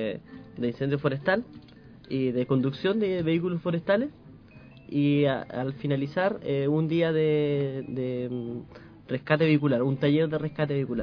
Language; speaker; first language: Spanish; native; Spanish